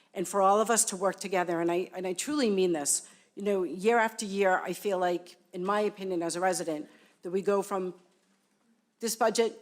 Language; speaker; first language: English; native; English